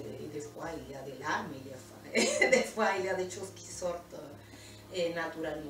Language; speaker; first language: French; non-native, fluent; Spanish